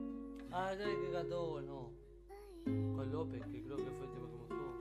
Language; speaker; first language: Spanish; native; Spanish